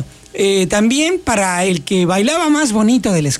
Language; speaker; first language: Spanish; native; Spanish